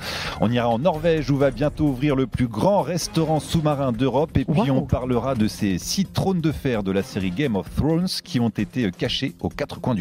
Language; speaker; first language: French; native; French